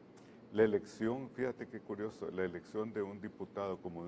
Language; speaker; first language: Spanish; native; Spanish